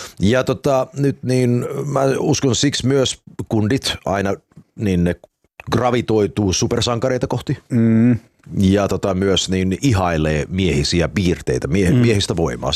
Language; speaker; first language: Finnish; early bilingual, heritage; Finnish